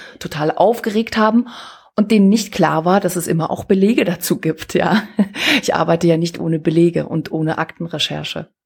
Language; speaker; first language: German; native; German